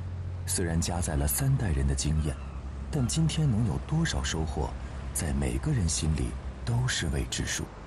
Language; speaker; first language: Chinese; native; Chinese